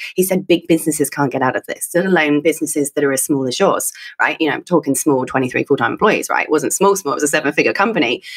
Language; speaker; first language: English; native; English